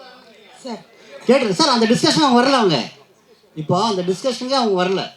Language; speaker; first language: Tamil; native; Tamil